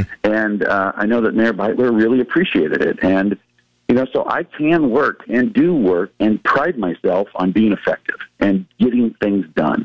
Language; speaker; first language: English; native; English